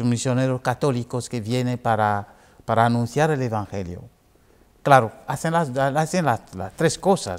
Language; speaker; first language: Spanish; non-native, fluent; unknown